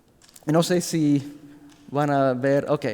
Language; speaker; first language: Spanish; non-native, fluent; English